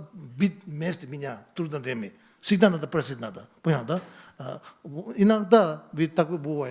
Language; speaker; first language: Russian; non-native, learner; Tibetan